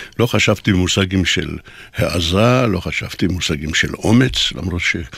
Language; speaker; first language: Hebrew; non-native, fluent; Polish